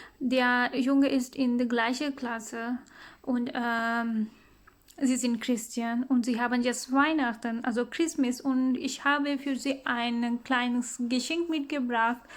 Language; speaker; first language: German; non-native, learner; Urdu